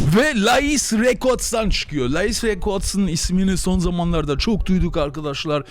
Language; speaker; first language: Turkish; native; Turkish